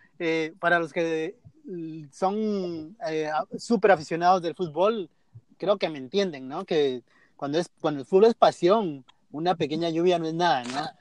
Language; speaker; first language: Spanish; native; Spanish